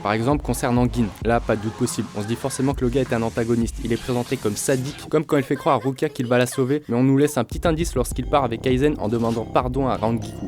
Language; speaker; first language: French; native; French